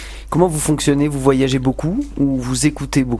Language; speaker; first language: French; native; French